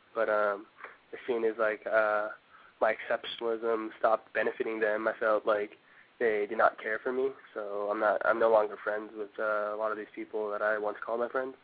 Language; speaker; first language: English; early bilingual, other home language; Korean